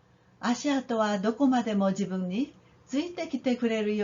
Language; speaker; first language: Japanese; non-native, fluent; Korean